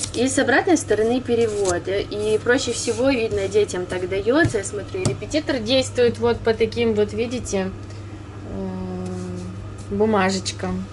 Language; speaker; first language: Russian; non-native, local second language; Ukrainian